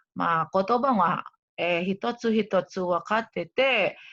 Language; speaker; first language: Japanese; non-native, fluent; Indonesian